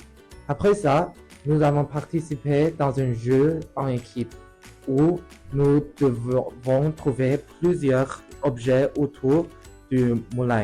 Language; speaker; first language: French; non-native, learner; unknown